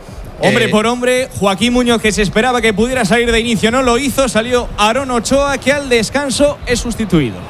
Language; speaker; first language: Spanish; native; Spanish